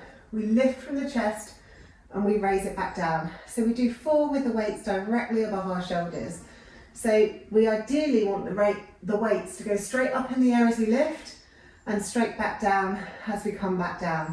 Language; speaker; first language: English; native; English